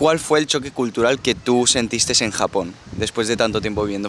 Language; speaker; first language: Spanish; native; Spanish